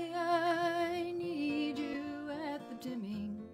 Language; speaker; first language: English; native; English